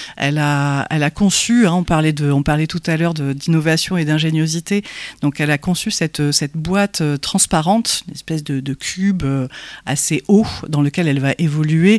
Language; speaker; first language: French; native; French